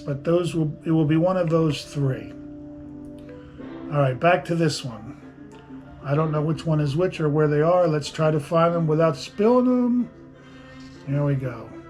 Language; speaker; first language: English; native; English